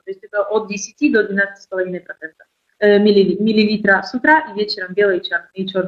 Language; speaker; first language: Polish; non-native, learner; Russian